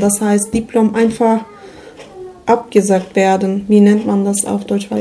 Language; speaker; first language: German; non-native, learner; Turkish